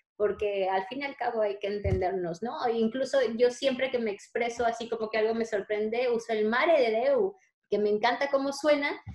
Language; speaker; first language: Spanish; native; Spanish